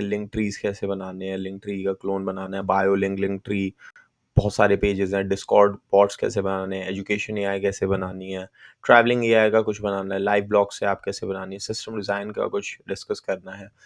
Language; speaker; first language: Hindi; native; Hindi